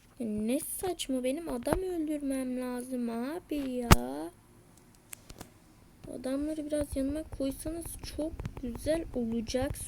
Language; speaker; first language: Turkish; native; Turkish